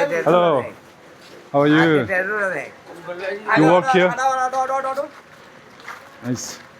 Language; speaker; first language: English; non-native, learner; Mongolian